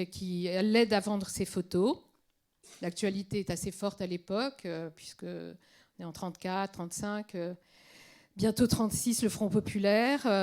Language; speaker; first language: French; native; French